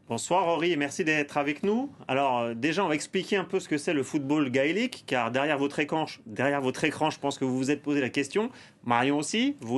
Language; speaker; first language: French; native; French